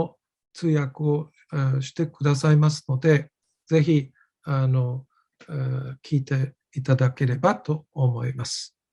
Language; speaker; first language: Japanese; non-native, fluent; German